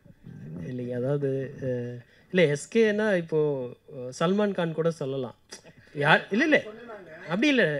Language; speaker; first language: Tamil; native; Tamil